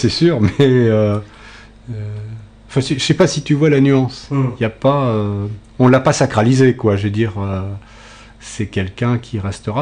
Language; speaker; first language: French; native; French